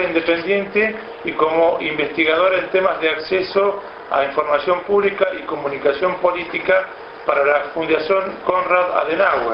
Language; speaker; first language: Spanish; native; Spanish